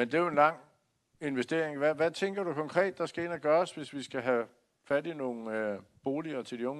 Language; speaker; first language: Danish; native; Danish